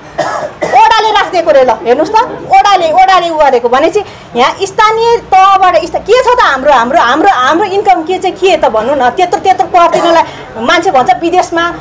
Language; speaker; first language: Nepali; native; Nepali